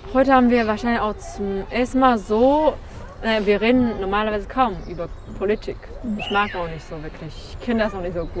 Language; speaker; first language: German; non-native, learner; Chinese